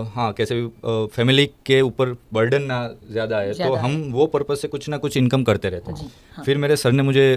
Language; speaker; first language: Hindi; non-native, local second language; Gujarati